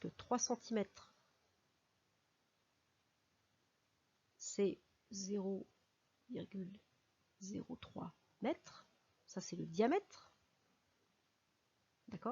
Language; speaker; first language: French; native; French